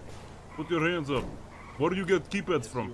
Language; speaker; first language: English; native; English